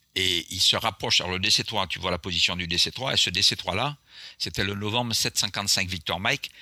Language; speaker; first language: French; non-native, local second language; Guadeloupean Creole French